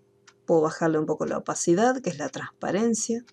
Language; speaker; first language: Spanish; native; Spanish